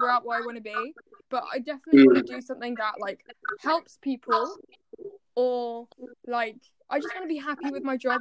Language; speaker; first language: English; native; English